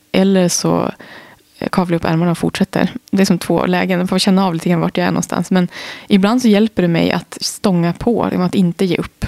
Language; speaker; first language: Swedish; native; Swedish